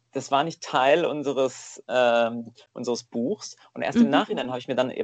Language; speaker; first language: German; native; German